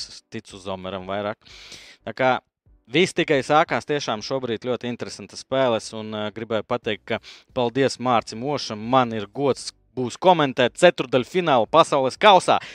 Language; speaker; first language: Latvian; native; Latvian